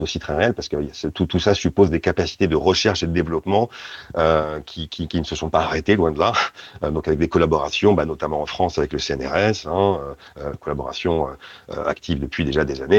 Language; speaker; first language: French; native; French